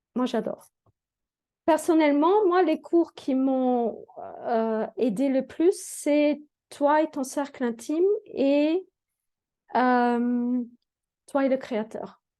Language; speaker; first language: French; native; French